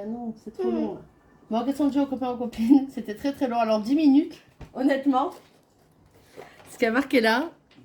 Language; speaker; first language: French; native; French